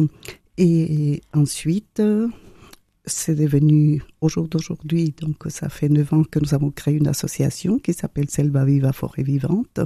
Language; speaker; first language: French; non-native, fluent; Spanish